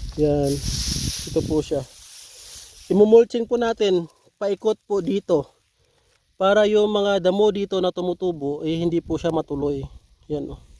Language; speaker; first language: Filipino; non-native, local second language; Hiligaynon